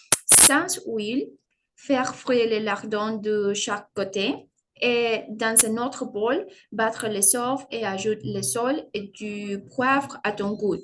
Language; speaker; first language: French; non-native, learner; Spanish